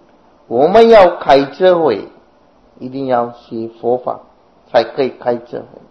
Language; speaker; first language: Chinese; non-native, fluent; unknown